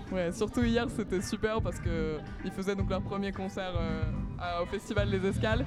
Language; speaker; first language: French; native; French